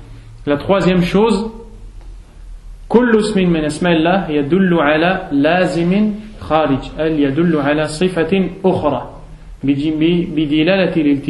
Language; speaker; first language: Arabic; non-native, fluent; French